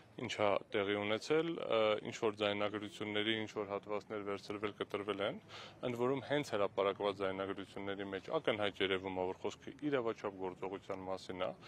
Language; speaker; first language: Armenian; native; Armenian